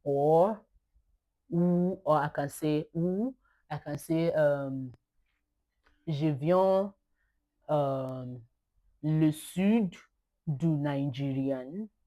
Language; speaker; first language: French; non-native, learner; Yoruba